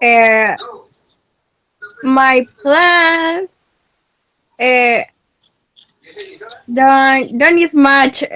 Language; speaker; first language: English; non-native, learner; Spanish